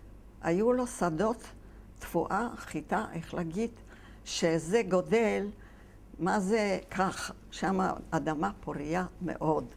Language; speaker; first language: Hebrew; non-native, fluent; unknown